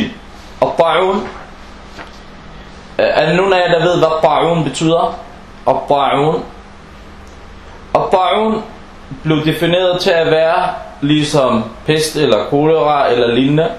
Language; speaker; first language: Danish; early bilingual, other home language; Arabic